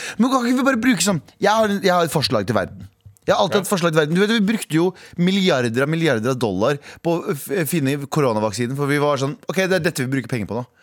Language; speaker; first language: Norwegian; early bilingual, other home language; Kurdish